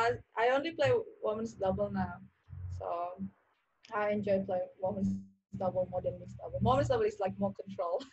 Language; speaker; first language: English; non-native, learner; Indonesian